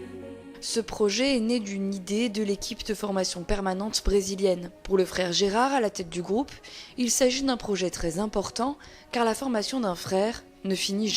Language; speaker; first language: French; native; French